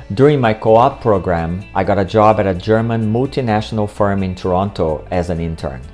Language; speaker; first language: English; non-native, fluent; Portuguese